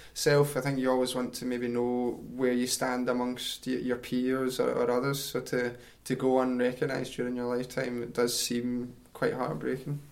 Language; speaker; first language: English; native; English